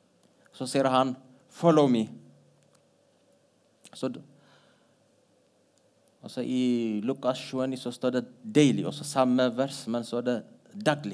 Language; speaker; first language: Norwegian; non-native, fluent; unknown